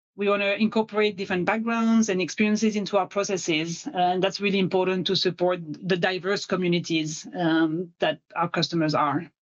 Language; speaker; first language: English; non-native, fluent; French